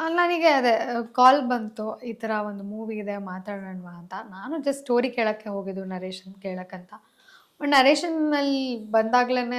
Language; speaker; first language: Kannada; non-native, local second language; Malayalam